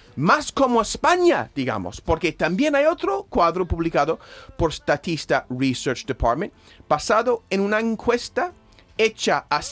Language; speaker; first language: Spanish; non-native, fluent; English